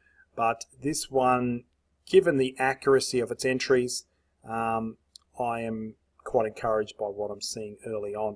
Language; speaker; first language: English; native; English